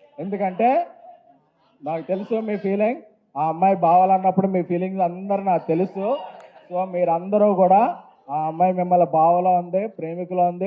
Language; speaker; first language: Telugu; native; Telugu